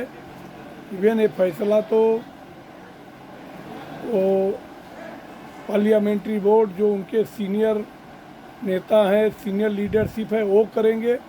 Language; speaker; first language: Hindi; native; Hindi